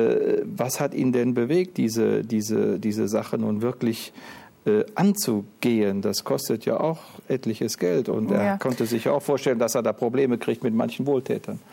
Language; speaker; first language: German; native; German